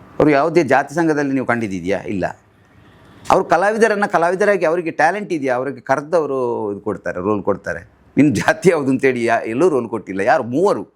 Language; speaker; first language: Kannada; non-native, local second language; Tulu